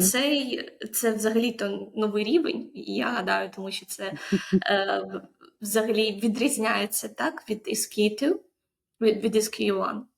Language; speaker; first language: Ukrainian; native; Ukrainian